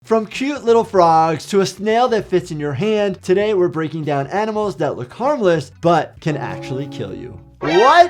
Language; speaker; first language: English; native; English